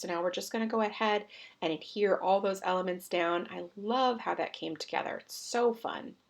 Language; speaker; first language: English; native; English